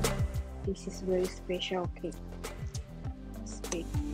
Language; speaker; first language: English; non-native, learner; Indonesian